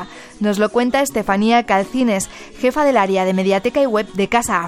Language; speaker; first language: Spanish; native; Spanish